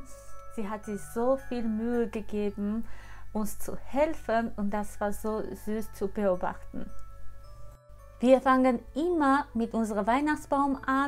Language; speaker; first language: German; non-native, fluent; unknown